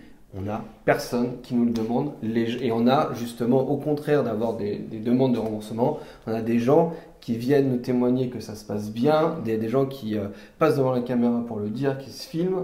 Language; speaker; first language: French; native; French